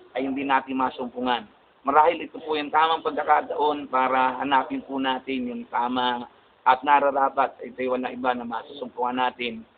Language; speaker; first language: Filipino; non-native, local second language; Bikol